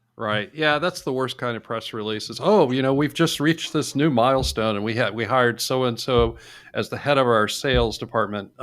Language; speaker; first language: English; native; English